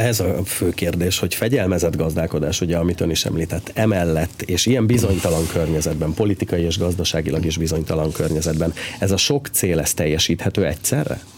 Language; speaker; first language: Hungarian; native; Hungarian